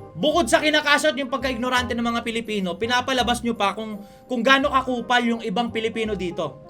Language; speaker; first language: Filipino; native; Filipino